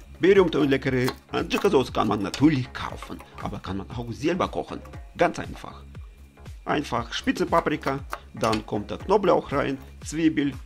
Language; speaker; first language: German; non-native, learner; Russian